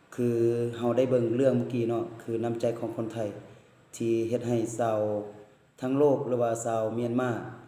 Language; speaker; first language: Thai; native; Thai